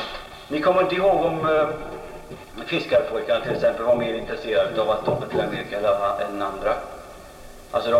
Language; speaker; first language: Swedish; native; Swedish